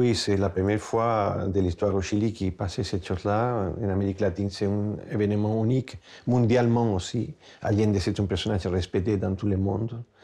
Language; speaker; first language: French; non-native, fluent; Spanish